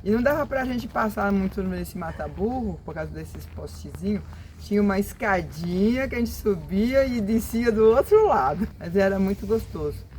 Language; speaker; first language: Portuguese; native; Portuguese